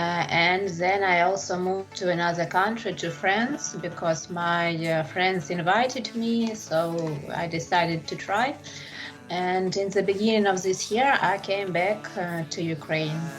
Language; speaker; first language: English; non-native, learner; Ukrainian